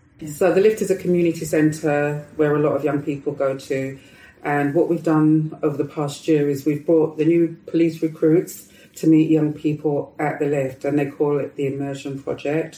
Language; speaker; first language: English; native; English